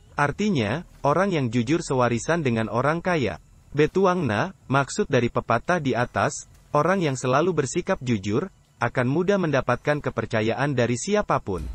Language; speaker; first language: Indonesian; non-native, local second language; Buginese